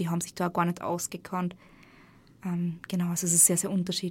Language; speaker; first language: German; native; German